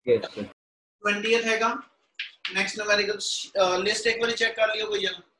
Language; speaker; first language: Hindi; non-native, local second language; Punjabi